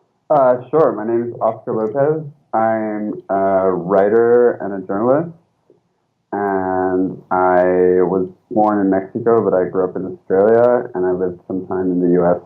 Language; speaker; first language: English; early bilingual, other home language; Spanish